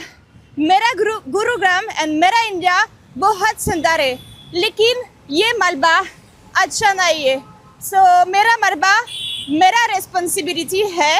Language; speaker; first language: Hindi; non-native, learner; French